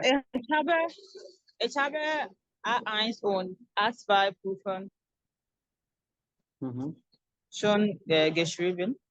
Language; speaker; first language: German; non-native, learner; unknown